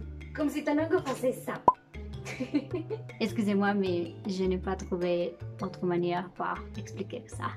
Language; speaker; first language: French; non-native, learner; Spanish